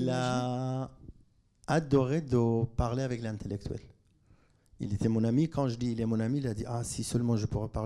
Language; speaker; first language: French; non-native, fluent; Kurdish